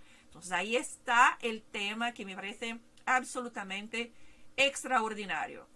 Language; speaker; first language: Spanish; non-native, fluent; Portuguese